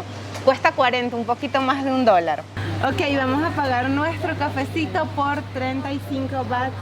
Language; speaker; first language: Spanish; native; Spanish